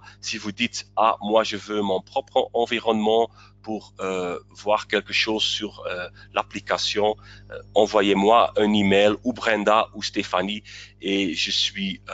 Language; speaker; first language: French; non-native, local second language; Dutch